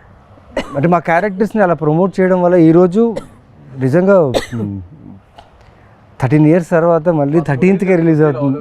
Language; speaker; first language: Telugu; native; Telugu